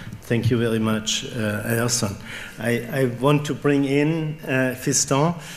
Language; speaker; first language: English; non-native, fluent; German